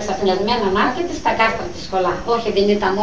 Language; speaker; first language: Greek; native; Greek